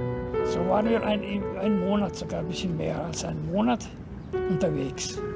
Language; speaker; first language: German; early bilingual, heritage; German